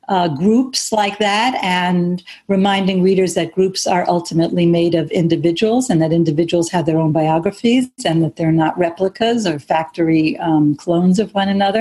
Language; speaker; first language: English; native; English